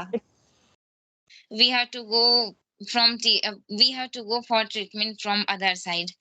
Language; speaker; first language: English; non-native, learner; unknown